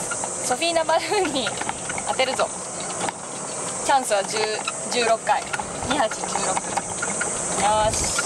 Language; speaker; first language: Japanese; native; Japanese